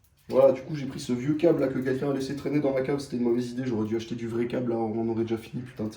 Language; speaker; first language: French; native; French